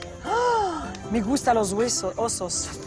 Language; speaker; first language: Spanish; non-native, learner; French